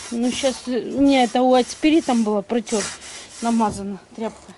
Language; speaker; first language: Russian; native; Russian